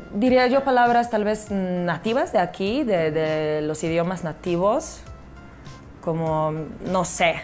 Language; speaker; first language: Spanish; non-native, fluent; Serbian